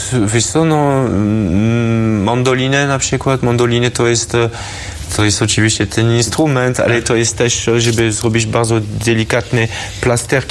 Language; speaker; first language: Polish; non-native, fluent; French